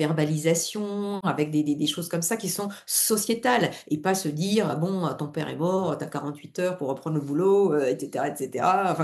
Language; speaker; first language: French; native; French